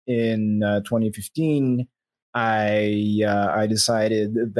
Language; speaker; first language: English; non-native, local second language; Filipino